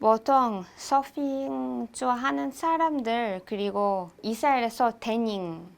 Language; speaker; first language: Korean; non-native, learner; Hebrew